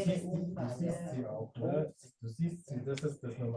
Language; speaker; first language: German; native; German